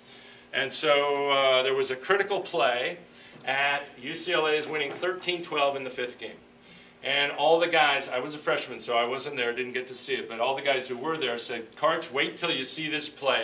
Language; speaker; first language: English; native; English